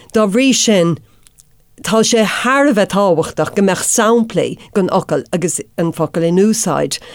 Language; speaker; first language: Irish; non-native, local second language; English